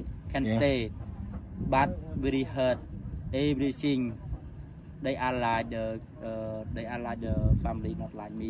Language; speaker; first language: English; non-native, learner; Khmer